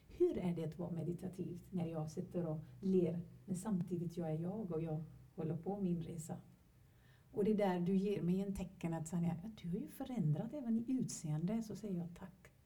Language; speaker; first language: Swedish; non-native, fluent; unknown